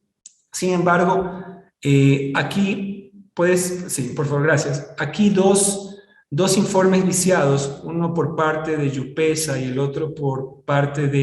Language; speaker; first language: Spanish; native; Spanish